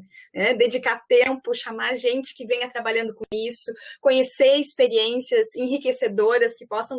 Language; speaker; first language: Portuguese; native; Portuguese